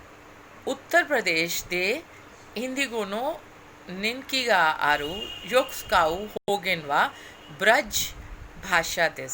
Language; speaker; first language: Japanese; non-native, fluent; Hindi